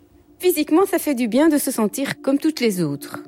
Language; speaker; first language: French; native; French